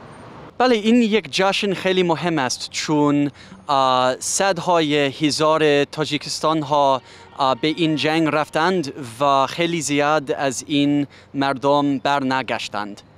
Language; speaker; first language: Persian; non-native, fluent; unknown